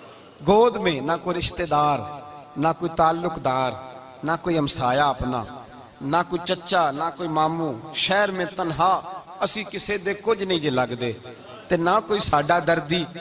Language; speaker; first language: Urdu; non-native, local second language; Punjabi